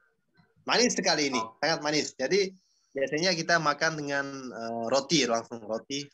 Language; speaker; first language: Indonesian; non-native, fluent; Uzbek